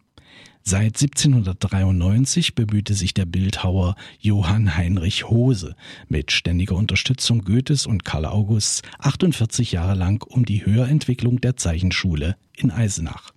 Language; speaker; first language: German; native; German